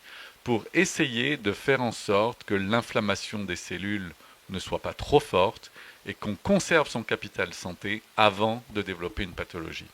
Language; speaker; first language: French; native; French